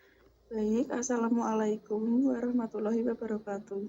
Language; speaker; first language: Indonesian; native; Indonesian